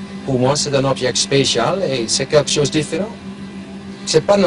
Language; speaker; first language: French; non-native, local second language; German